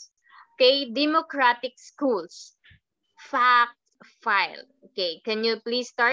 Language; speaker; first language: English; non-native, fluent; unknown